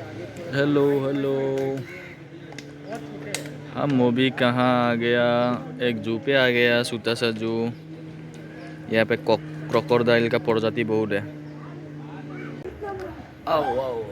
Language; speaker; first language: Hindi; non-native, local second language; Assamese